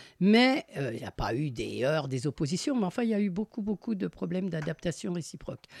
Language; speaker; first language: French; native; French